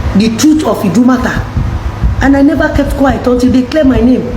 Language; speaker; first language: English; non-native, local second language; Yoruba